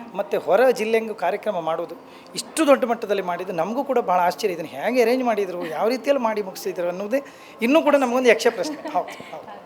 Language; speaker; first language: Kannada; native; Kannada